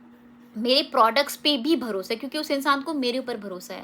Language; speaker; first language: Hindi; native; Hindi